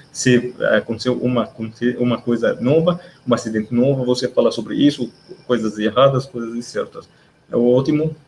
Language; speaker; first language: Portuguese; non-native, learner; Arabic